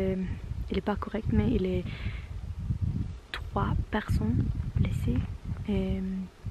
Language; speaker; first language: French; non-native, learner; Norwegian